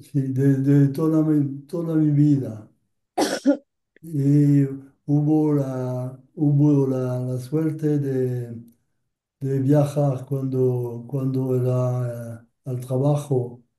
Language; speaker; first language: Spanish; non-native, learner; French